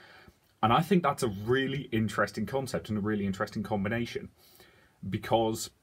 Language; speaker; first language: English; native; English